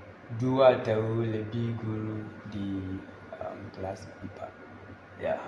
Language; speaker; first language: Indonesian; non-native, learner; English